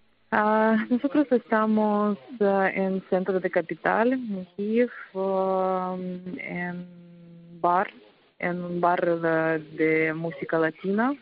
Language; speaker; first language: Spanish; non-native, fluent; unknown